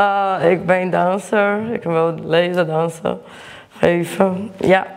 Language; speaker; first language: Dutch; non-native, learner; Portuguese